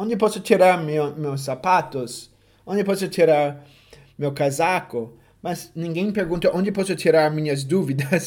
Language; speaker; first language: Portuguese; non-native, fluent; English